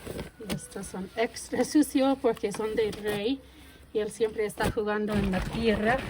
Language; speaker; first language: Spanish; non-native, learner; English